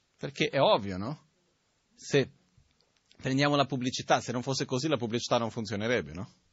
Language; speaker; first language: Italian; non-native, fluent; Portuguese